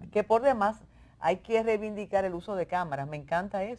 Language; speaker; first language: Spanish; native; Spanish